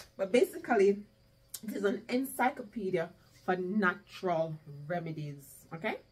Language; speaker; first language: English; non-native, local second language; Jamaican Creole English